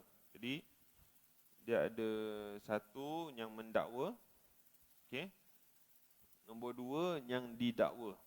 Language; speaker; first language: Malay; native; Malay